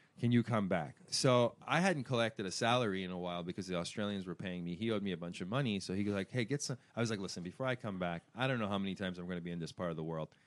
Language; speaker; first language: English; early bilingual, other home language; Persian